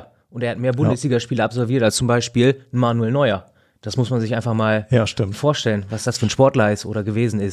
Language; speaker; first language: German; native; German